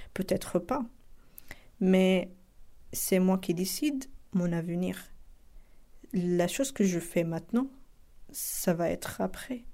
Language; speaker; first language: French; non-native, local second language; Arabic